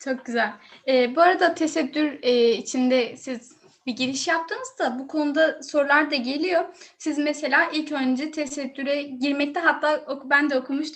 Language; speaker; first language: Turkish; native; Turkish